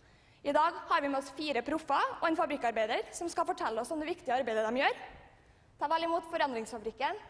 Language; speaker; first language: Norwegian; native; Norwegian